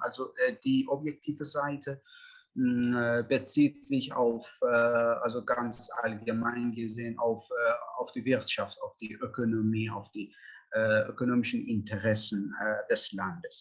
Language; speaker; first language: German; non-native, fluent; Persian